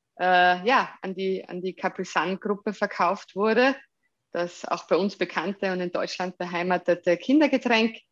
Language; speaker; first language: German; native; German